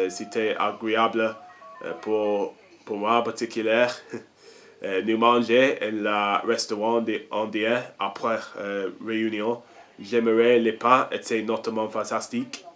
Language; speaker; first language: French; non-native, learner; English